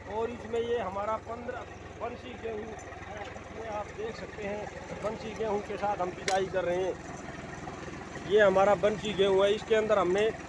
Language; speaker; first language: Hindi; native; Hindi